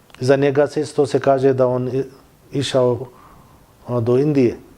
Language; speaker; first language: Bosnian; non-native, learner; Urdu